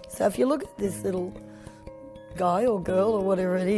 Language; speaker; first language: English; native; English